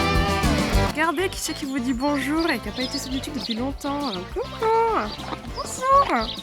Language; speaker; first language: French; native; French